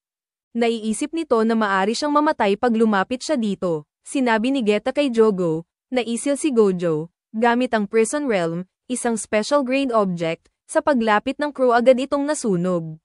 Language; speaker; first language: Filipino; native; Filipino